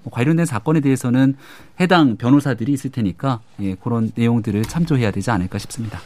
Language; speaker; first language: Korean; native; Korean